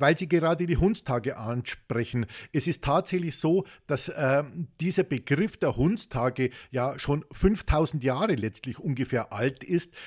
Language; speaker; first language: German; native; German